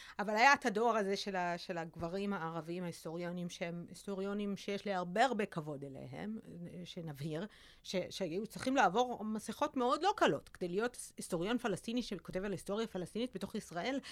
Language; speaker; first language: Hebrew; non-native, local second language; Arabic